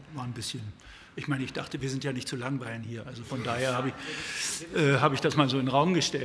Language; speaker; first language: German; native; German